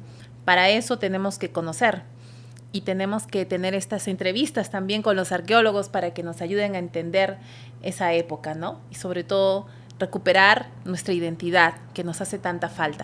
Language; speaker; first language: Spanish; native; Spanish